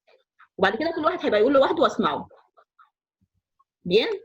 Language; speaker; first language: Arabic; native; Arabic